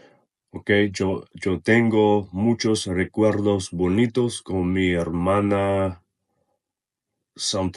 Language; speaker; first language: Spanish; non-native, learner; Russian